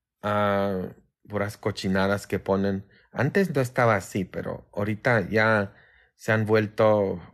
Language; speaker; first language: Spanish; non-native, fluent; Polish